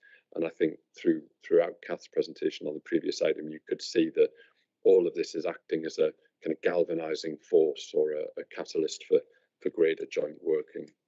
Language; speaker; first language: English; native; English